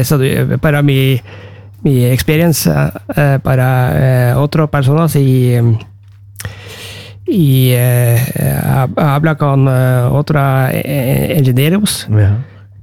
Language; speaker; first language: Spanish; non-native, learner; Norwegian